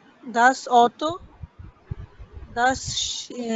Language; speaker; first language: German; non-native, learner; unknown